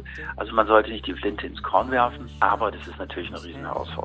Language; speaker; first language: German; native; German